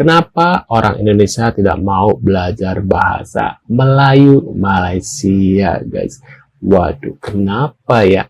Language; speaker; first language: Indonesian; native; Indonesian